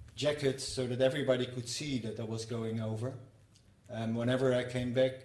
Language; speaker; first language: English; non-native, fluent; Dutch